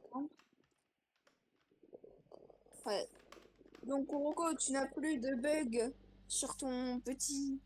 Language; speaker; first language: French; native; French